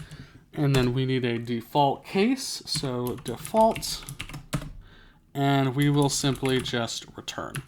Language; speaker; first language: English; native; English